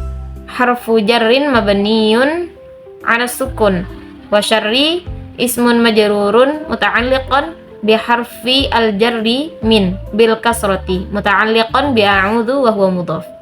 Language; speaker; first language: Arabic; non-native, learner; Indonesian